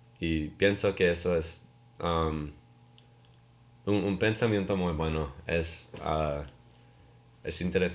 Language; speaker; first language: Spanish; non-native, learner; English